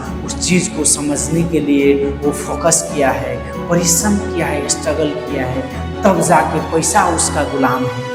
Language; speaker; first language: Hindi; non-native, local second language; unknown